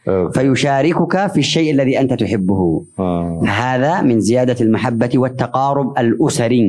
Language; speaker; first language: Arabic; native; Arabic